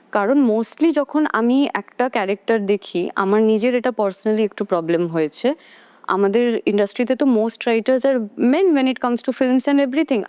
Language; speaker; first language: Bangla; non-native, local second language; Hindi